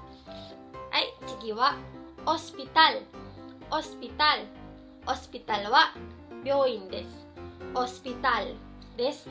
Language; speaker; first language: Japanese; non-native, fluent; Filipino